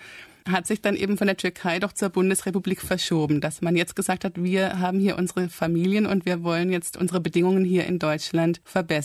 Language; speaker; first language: German; native; German